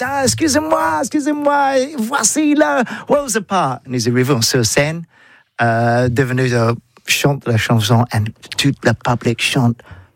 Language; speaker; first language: French; non-native, learner; English